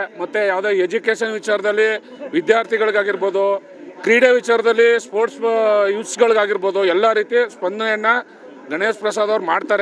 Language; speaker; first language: Kannada; native; Kannada